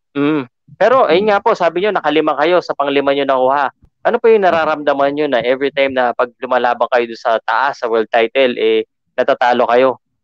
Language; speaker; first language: Filipino; native; Filipino